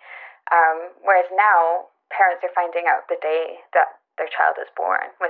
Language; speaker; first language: English; native; English